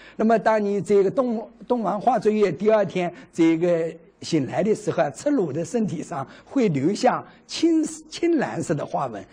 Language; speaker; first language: Chinese; native; Chinese